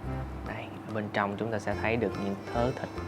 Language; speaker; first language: Vietnamese; native; Vietnamese